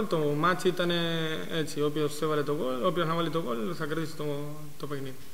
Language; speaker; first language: Greek; non-native, fluent; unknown